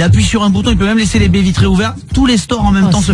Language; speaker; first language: French; native; French